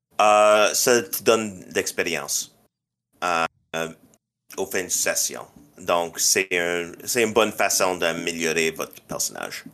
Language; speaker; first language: French; non-native, local second language; English